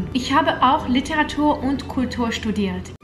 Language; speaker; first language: German; non-native, fluent; French